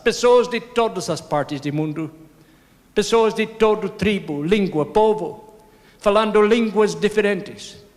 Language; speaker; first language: Portuguese; non-native, fluent; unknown